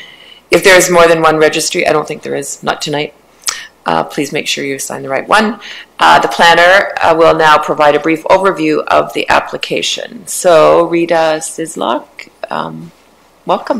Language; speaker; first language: English; native; English